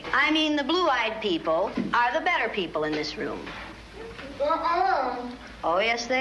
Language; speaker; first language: English; native; English